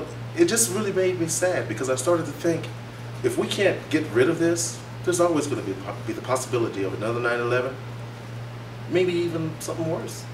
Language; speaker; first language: English; native; English